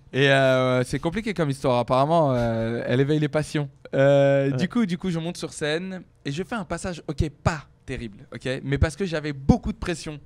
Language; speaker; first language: French; native; French